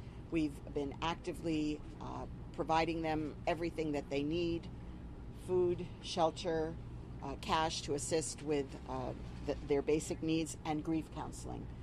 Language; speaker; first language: English; native; English